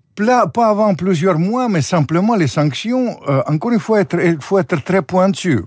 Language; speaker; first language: French; non-native, fluent; Russian